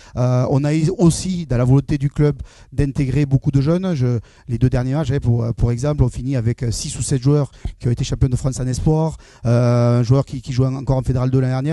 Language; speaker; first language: French; native; French